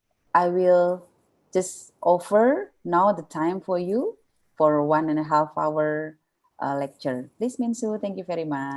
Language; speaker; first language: English; non-native, fluent; Indonesian